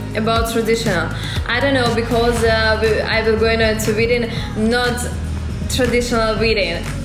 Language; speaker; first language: English; non-native, learner; Russian